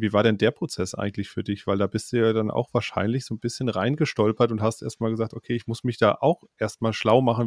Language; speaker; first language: German; native; German